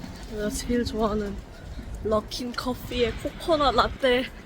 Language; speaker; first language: Korean; early bilingual, heritage; Korean